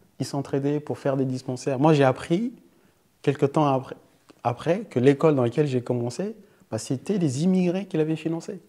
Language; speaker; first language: French; early bilingual, other home language; Fula